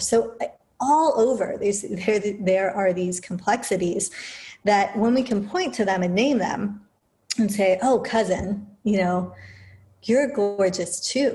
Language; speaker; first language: English; native; English